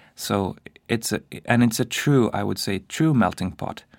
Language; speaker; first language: English; non-native, fluent; Swedish